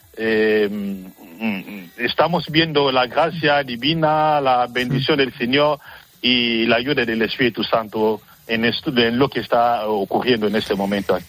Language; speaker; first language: Spanish; non-native, fluent; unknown